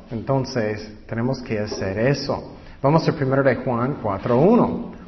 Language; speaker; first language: Spanish; non-native, fluent; English